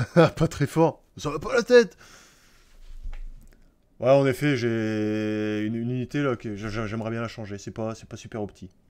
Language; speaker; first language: French; native; French